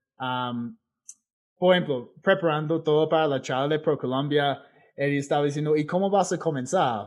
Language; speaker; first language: Spanish; non-native, fluent; English